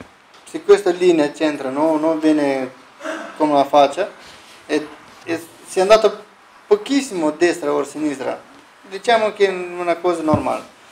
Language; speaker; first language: Italian; non-native, learner; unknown